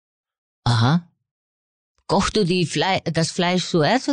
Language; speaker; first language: German; non-native, fluent; Spanish